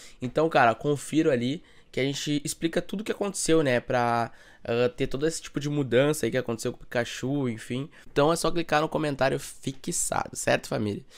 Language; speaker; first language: Portuguese; native; Portuguese